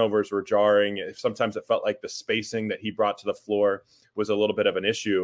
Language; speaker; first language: English; native; English